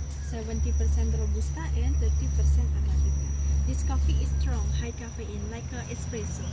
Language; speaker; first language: English; non-native, fluent; Indonesian